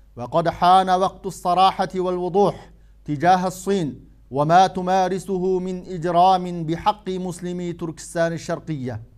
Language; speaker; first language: Arabic; non-native, fluent; Uyghur